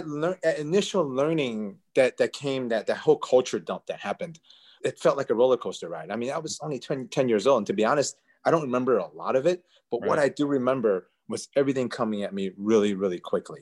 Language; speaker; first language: English; early bilingual, other home language; Chinese